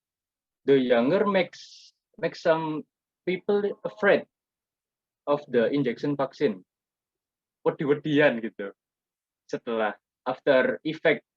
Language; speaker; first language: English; non-native, learner; Indonesian